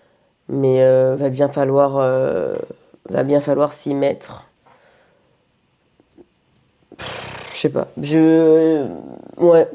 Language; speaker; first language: French; native; French